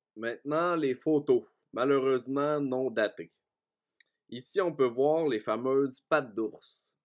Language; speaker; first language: French; native; French